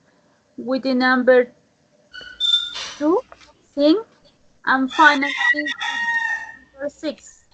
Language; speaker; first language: English; non-native, learner; Spanish